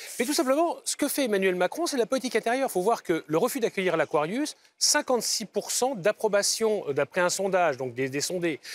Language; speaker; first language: French; native; French